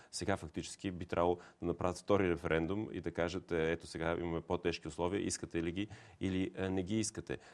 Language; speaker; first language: Bulgarian; native; Bulgarian